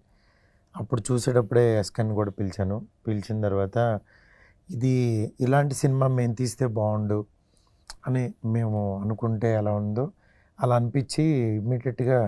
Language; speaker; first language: Telugu; native; Telugu